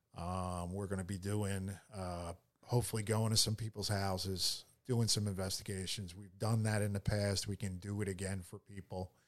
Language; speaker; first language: English; native; English